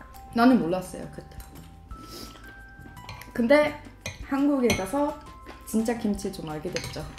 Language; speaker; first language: Korean; non-native, fluent; Swedish